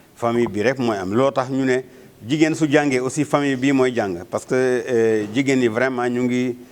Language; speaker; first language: Wolof; non-native, local second language; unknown